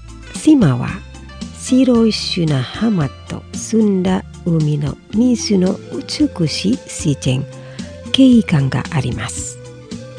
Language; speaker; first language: Japanese; non-native, fluent; Indonesian